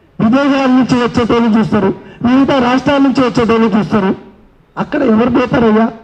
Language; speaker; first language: Telugu; non-native, local second language; Lambadi